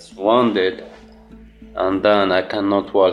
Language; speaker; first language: English; non-native, learner; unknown